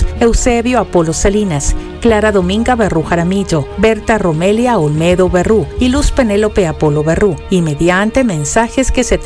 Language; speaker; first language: Spanish; native; Spanish